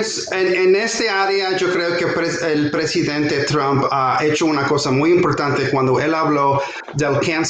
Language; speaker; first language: Spanish; non-native, fluent; English